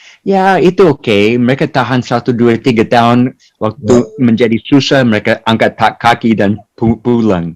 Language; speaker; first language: Indonesian; non-native, fluent; English